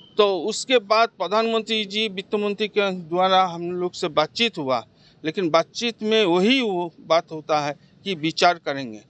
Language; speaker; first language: Hindi; non-native, local second language; Assamese